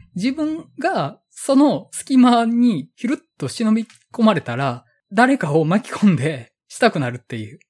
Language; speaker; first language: Japanese; native; Japanese